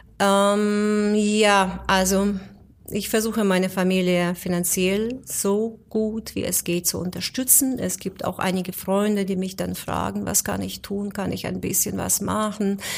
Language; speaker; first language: German; non-native, fluent; Ukrainian